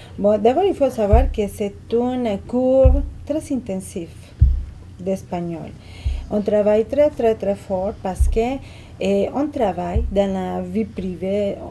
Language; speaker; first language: French; non-native, fluent; Spanish